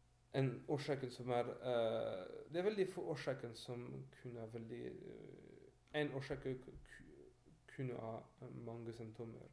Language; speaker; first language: Norwegian; non-native, fluent; French